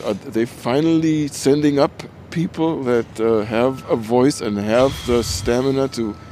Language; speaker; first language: English; non-native, fluent; German